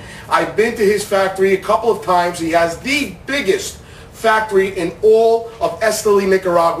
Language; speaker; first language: English; native; English